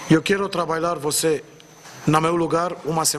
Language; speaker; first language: Portuguese; non-native, learner; Spanish